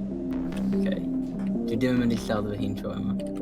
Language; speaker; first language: Welsh; non-native, local second language; English